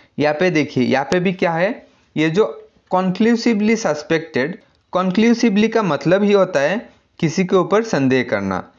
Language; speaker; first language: Hindi; non-native, local second language; Assamese